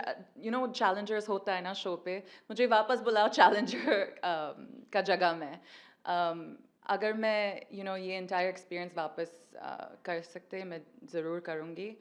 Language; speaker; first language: Hindi; non-native, learner; English